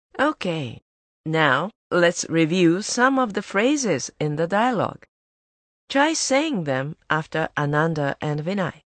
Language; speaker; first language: English; non-native, fluent; Japanese